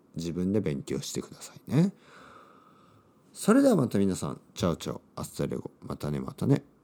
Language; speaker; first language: Japanese; native; Japanese